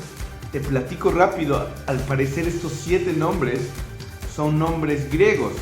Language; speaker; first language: Spanish; native; Spanish